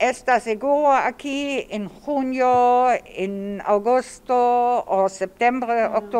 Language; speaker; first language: Spanish; non-native, learner; German